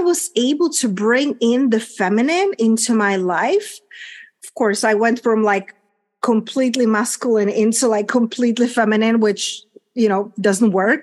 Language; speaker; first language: English; non-native, fluent; Czech